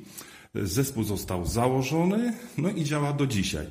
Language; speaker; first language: Polish; native; Polish